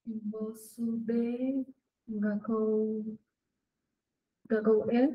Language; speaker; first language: Japanese; non-native, learner; Spanish